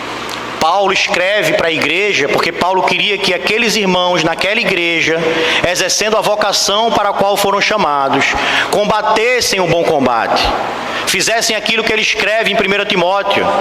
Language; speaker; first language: Portuguese; native; Portuguese